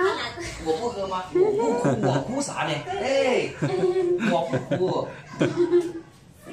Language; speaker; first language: Chinese; native; Chinese